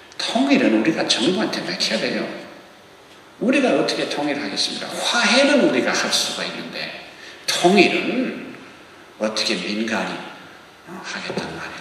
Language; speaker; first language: Korean; non-native, local second language; English